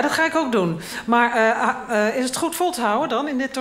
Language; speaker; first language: Dutch; native; Dutch